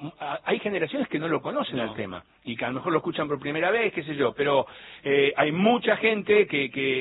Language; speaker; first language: Spanish; native; Spanish